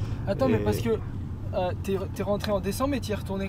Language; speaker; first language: French; native; French